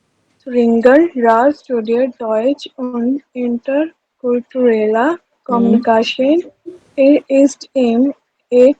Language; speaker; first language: German; non-native, learner; Hindi